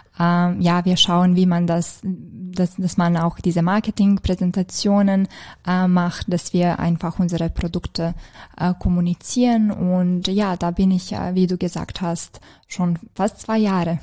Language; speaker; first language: German; non-native, fluent; Serbian